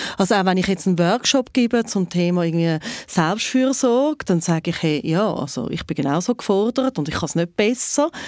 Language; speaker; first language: German; native; German